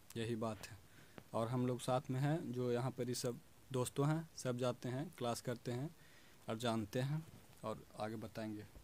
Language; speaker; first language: Hindi; native; Hindi